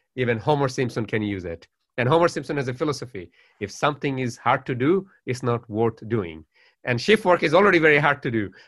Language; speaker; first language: English; non-native, local second language; Bangla